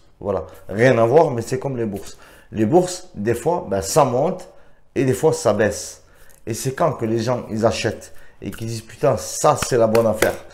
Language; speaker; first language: French; native; French